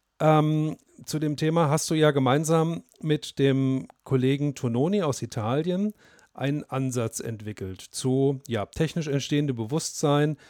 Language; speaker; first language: German; native; German